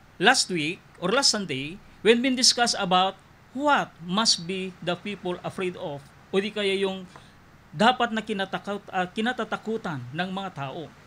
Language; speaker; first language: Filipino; non-native, local second language; Iloko